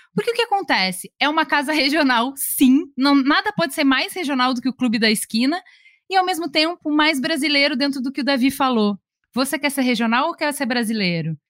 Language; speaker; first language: Portuguese; native; Portuguese